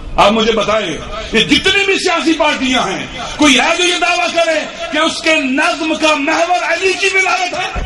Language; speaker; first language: Urdu; non-native, local second language; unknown